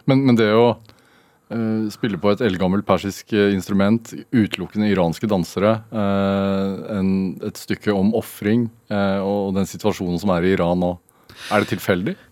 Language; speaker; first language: Norwegian; native; Norwegian